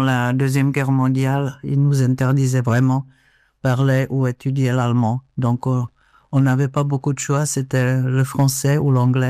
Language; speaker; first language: French; non-native, fluent; Czech